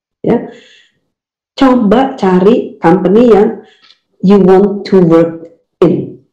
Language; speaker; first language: English; non-native, fluent; Indonesian